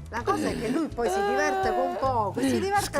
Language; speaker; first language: Italian; native; Italian